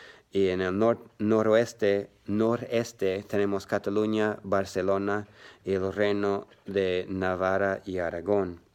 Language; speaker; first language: Spanish; non-native, learner; English